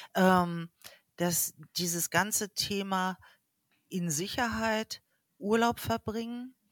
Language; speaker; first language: German; native; German